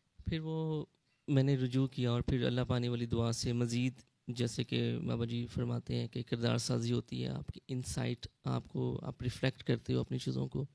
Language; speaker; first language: Urdu; early bilingual, heritage; Urdu